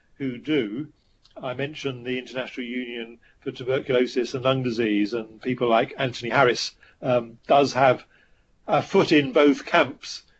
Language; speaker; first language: English; native; English